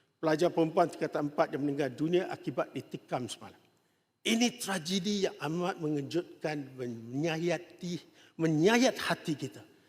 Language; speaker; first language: Malay; non-native, local second language; Chinese